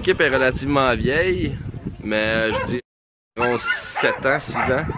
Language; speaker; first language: French; native; French